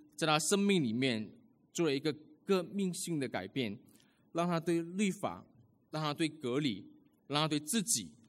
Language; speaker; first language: Chinese; early bilingual, heritage; Chinese